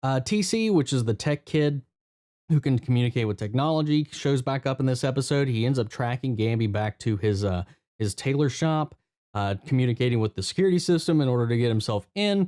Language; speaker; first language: English; native; English